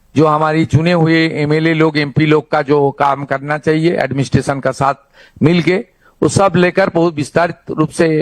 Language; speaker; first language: Hindi; non-native, local second language; Bangla